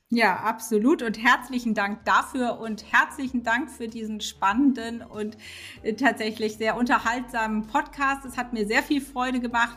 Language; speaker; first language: German; native; German